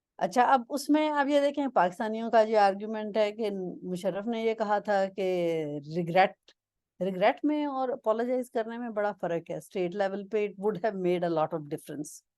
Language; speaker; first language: Urdu; non-native, local second language; Punjabi